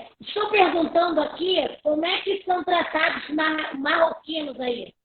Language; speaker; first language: Portuguese; native; Portuguese